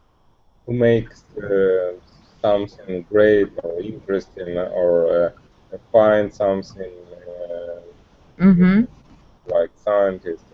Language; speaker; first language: English; non-native, learner; Russian